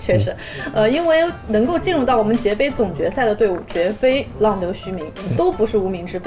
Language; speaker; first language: Chinese; native; Chinese